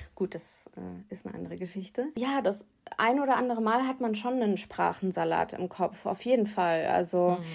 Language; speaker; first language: German; native; German